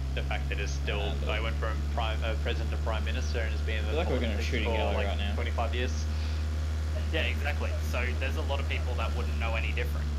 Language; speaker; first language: English; native; English